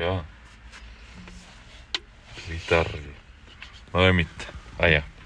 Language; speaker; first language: Finnish; non-native, learner; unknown